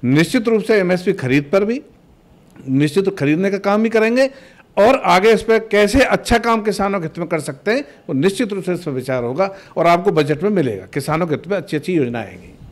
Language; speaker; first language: Hindi; native; Hindi